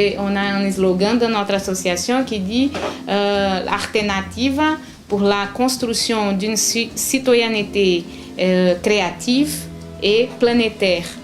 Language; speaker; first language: French; non-native, fluent; Portuguese